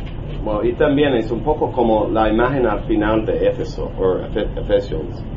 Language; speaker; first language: Spanish; non-native, learner; English